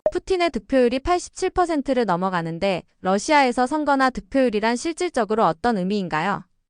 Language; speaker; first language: Korean; native; Korean